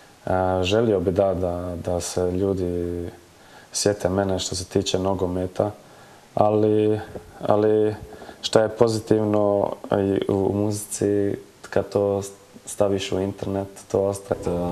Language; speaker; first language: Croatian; early bilingual, heritage; Croatian